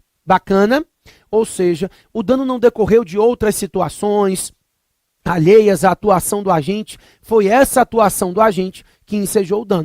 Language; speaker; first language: Portuguese; native; Portuguese